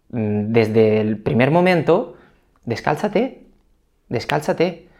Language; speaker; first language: Spanish; non-native, fluent; Italian